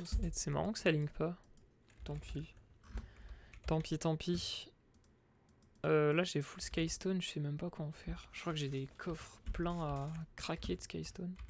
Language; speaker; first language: French; native; French